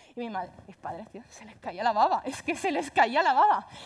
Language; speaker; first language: Spanish; native; Spanish